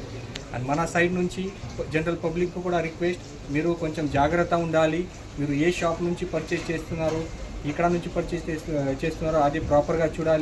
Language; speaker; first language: Telugu; non-native, local second language; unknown